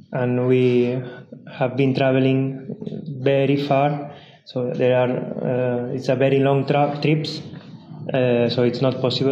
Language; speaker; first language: English; non-native, fluent; Spanish